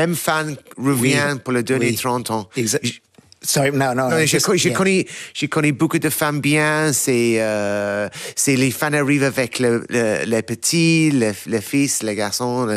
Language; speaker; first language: French; non-native, learner; English